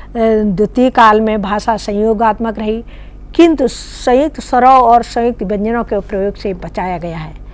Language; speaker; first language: Hindi; native; Hindi